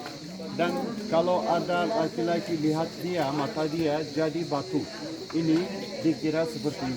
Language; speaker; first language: Indonesian; non-native, learner; Turkish